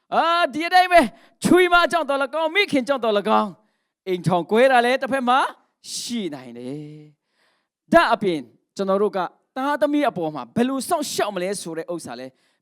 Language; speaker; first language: Burmese; non-native, local second language; Hakha Chin